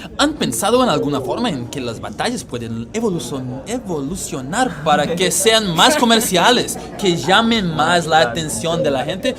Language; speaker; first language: Spanish; non-native, learner; English